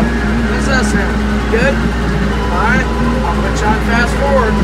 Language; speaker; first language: English; native; English